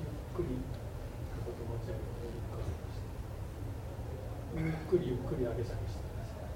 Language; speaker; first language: Japanese; native; Japanese